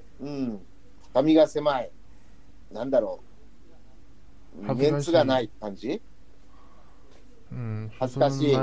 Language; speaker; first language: Japanese; non-native, fluent; Chinese